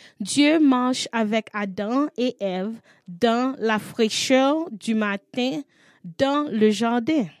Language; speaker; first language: French; non-native, learner; English